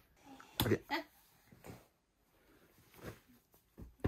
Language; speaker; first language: Japanese; native; Japanese